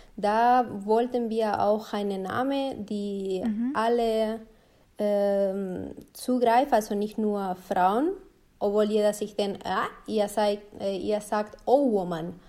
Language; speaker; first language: German; non-native, fluent; Spanish